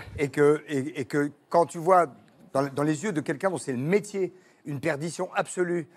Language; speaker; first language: French; native; French